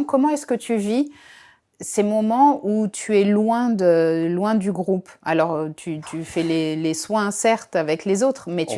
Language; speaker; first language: French; native; French